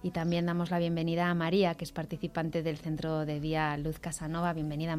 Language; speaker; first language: Spanish; native; Spanish